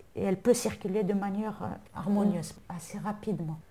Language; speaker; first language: French; non-native, local second language; Arabic